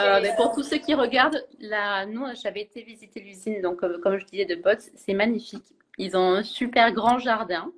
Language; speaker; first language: French; native; French